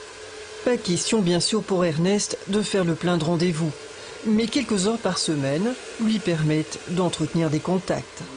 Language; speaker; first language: French; native; French